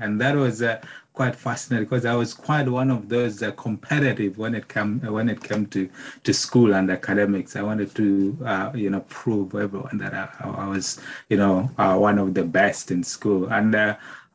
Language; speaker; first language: English; non-native, local second language; Nyanja